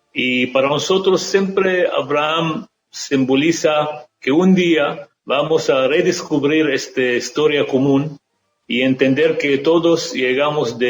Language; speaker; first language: Spanish; non-native, fluent; Arabic